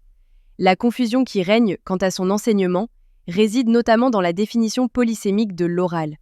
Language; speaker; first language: French; non-native, local second language; Arabic